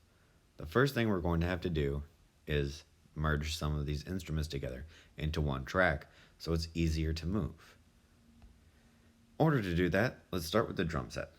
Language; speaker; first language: English; native; English